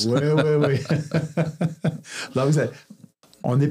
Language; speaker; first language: French; native; French